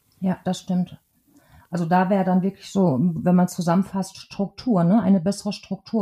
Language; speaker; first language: German; native; German